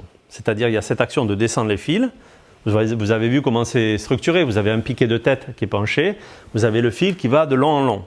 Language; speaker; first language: French; native; French